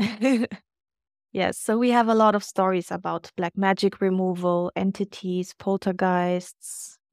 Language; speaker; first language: English; non-native, fluent; German